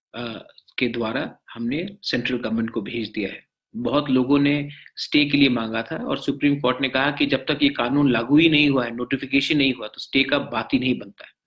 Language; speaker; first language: Hindi; non-native, local second language; Bangla